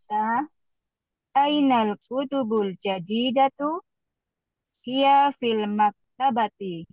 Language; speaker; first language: Arabic; non-native, learner; Indonesian